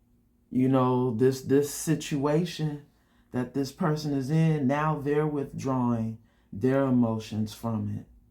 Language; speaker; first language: English; native; English